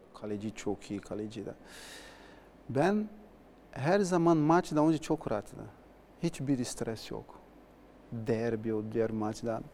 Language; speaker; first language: Turkish; non-native, learner; Portuguese